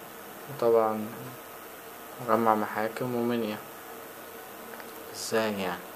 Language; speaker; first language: Arabic; native; Arabic